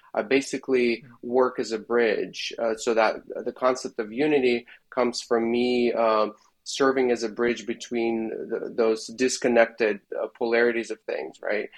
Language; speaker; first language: English; non-native, fluent; Russian